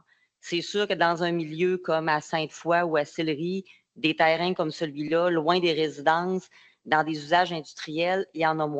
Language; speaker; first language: French; native; French